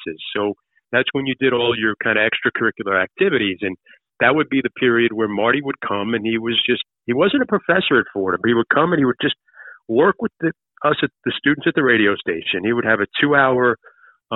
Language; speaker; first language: English; native; English